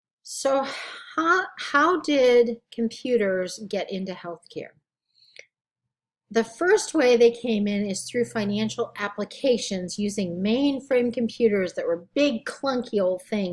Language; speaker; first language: English; native; English